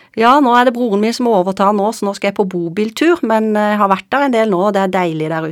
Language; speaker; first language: Norwegian; native; Norwegian